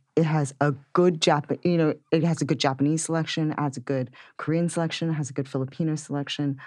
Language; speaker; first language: English; native; English